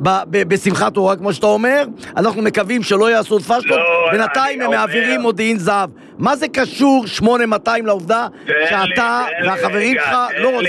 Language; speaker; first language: Hebrew; native; Hebrew